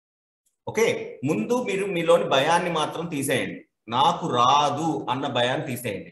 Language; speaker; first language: Telugu; native; Telugu